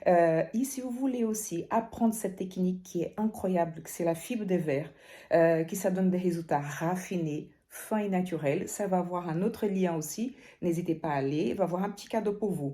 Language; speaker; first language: French; non-native, fluent; Portuguese